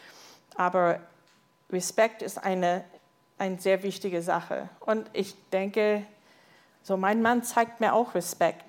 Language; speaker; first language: German; non-native, fluent; English